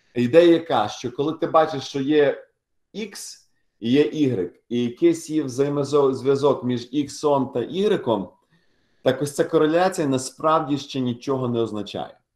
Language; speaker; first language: Ukrainian; native; Ukrainian